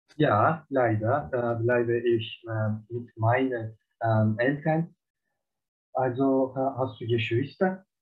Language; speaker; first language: German; non-native, learner; Turkish